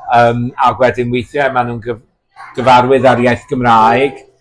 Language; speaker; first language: Welsh; native; Welsh